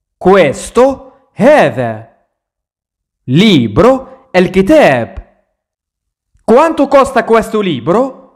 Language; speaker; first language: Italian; non-native, fluent; Arabic